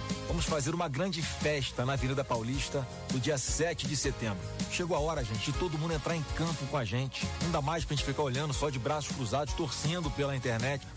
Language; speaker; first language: Portuguese; native; Portuguese